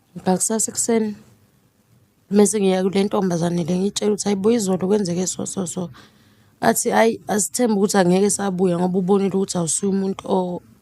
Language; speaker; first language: Zulu; native; Zulu